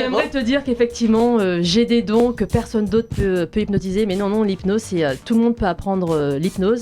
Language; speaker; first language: French; native; French